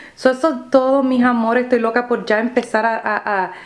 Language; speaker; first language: Spanish; early bilingual, other home language; English